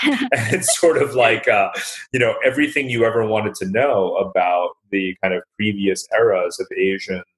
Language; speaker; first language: English; native; English